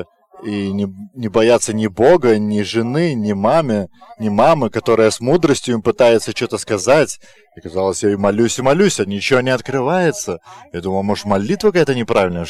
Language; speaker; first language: Russian; non-native, fluent; Lithuanian